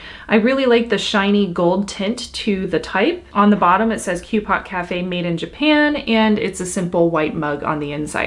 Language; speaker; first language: English; native; English